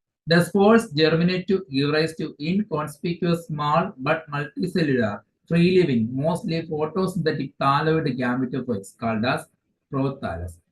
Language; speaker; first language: English; non-native, local second language; Malayalam